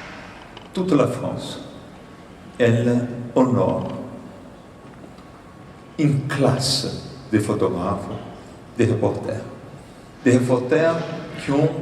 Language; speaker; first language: French; non-native, fluent; Portuguese